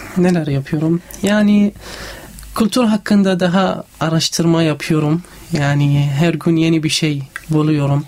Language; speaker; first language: Turkish; non-native, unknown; Arabic